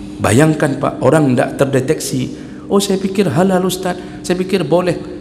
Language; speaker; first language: Malay; non-native, local second language; Achinese